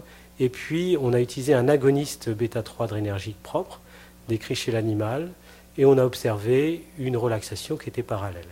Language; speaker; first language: French; native; French